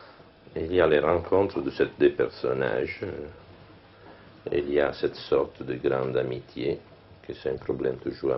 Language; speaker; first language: French; non-native, learner; Italian